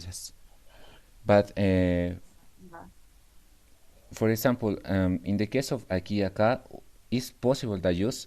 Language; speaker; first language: English; non-native, learner; Spanish